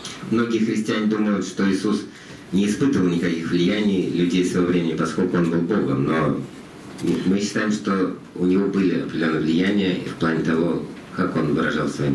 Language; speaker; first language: Russian; native; Russian